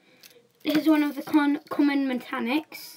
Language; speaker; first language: English; native; English